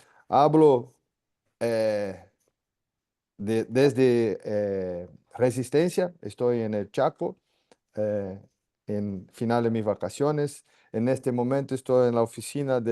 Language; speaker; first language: Spanish; non-native, fluent; Portuguese